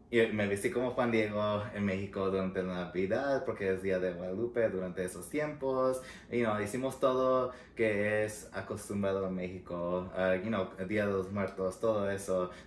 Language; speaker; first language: Spanish; early bilingual, heritage; Spanish